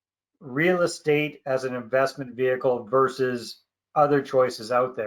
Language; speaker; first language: English; native; English